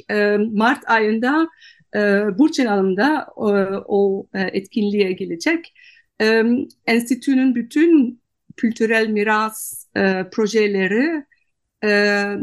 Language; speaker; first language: Turkish; non-native, fluent; Dutch